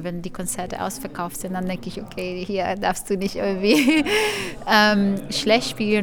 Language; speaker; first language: German; non-native, fluent; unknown